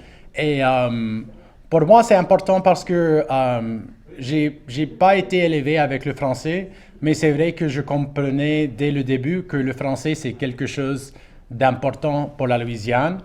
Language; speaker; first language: French; non-native, local second language; English